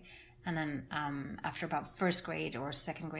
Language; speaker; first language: English; non-native, fluent; Norwegian